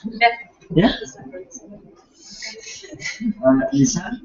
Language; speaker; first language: English; non-native, learner; Spanish